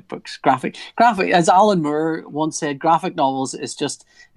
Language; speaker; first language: English; native; English